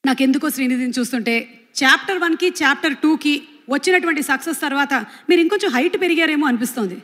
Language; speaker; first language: Telugu; native; Telugu